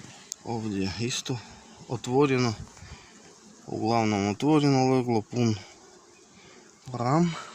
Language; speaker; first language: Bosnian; non-native, learner; Russian